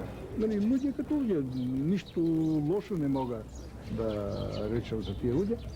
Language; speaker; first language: Bulgarian; non-native, local second language; Macedonian